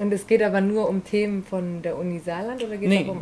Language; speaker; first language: German; native; German